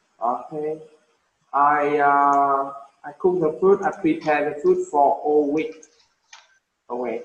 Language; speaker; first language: English; non-native, fluent; Vietnamese